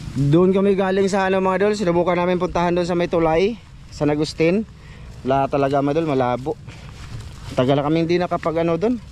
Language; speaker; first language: Filipino; non-native, local second language; Cebuano